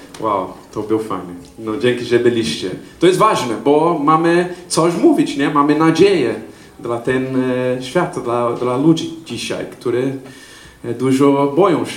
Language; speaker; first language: Polish; non-native, learner; English